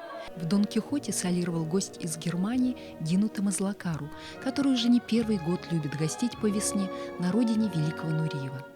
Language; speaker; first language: Russian; native; Russian